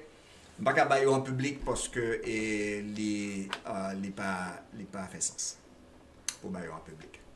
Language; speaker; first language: French; non-native, local second language; Haitian Creole